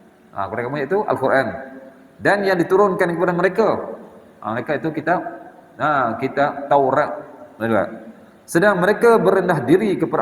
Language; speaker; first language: Malay; native; Malay